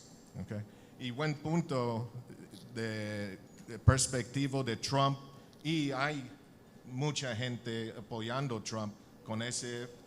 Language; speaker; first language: Spanish; non-native, learner; English